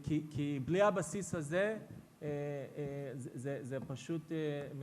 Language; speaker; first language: Hebrew; non-native, fluent; English